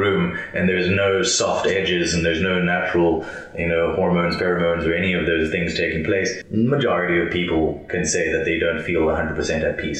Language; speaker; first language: English; native; English